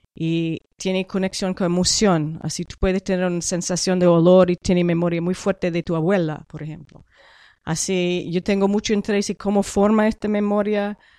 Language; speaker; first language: Spanish; non-native, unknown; English